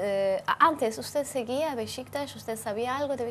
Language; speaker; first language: Spanish; non-native, fluent; Turkish